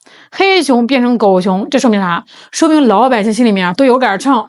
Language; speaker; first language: Chinese; native; Chinese